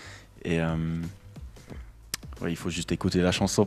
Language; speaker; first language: French; non-native, local second language; English